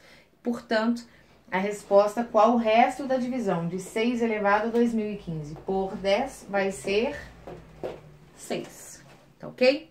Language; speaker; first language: Portuguese; native; Portuguese